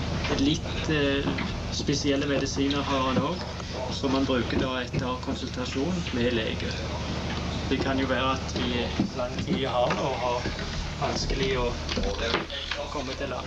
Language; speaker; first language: Norwegian; native; Norwegian